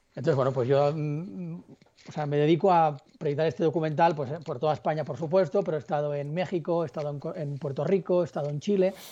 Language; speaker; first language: Spanish; native; Spanish